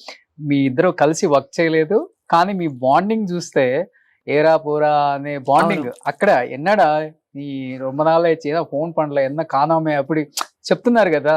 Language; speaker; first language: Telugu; native; Telugu